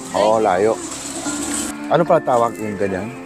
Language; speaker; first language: Filipino; non-native, learner; Korean